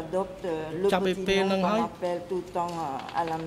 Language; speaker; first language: French; non-native, local second language; Khmer